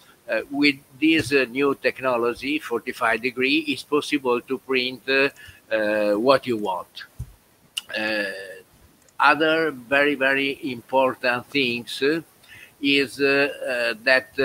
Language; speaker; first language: English; non-native, learner; Italian